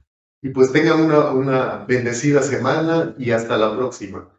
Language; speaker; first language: Spanish; native; Spanish